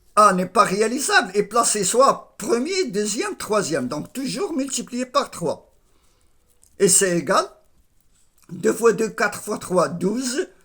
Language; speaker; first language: French; non-native, local second language; Arabic